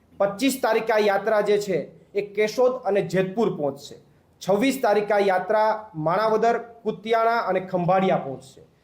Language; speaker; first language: Gujarati; native; Gujarati